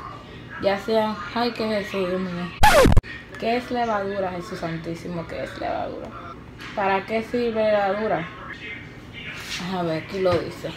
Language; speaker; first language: Spanish; native; Spanish